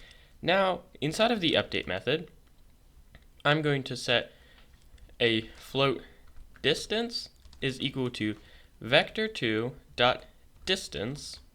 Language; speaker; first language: English; native; English